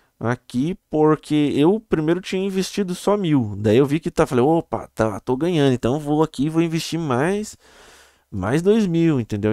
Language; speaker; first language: Portuguese; native; Portuguese